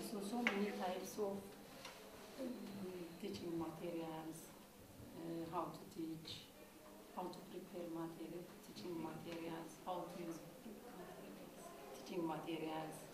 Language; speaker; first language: English; non-native, learner; Amharic